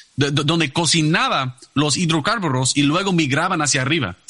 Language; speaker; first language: Spanish; non-native, fluent; English